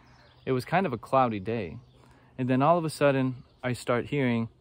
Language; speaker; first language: English; native; English